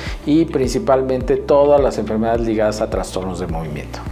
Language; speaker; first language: Spanish; native; Spanish